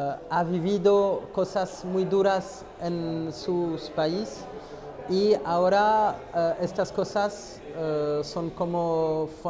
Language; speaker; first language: Spanish; non-native, fluent; French